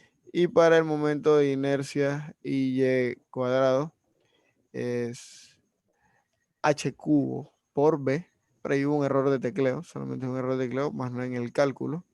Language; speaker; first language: Spanish; native; Spanish